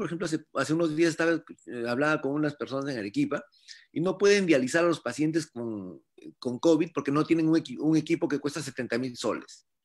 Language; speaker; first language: Spanish; native; Spanish